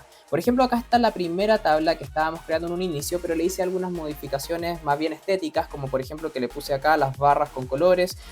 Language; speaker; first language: Spanish; native; Spanish